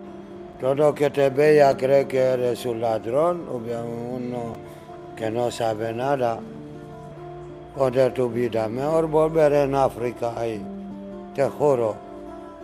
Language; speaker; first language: Spanish; non-native, learner; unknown